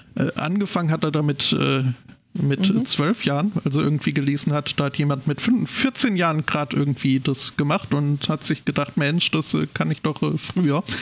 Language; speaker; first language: German; non-native, fluent; English